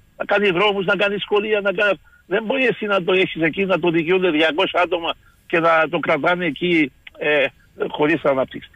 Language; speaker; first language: Greek; native; Greek